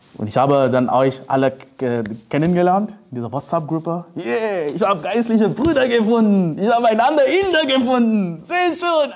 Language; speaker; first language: German; non-native, fluent; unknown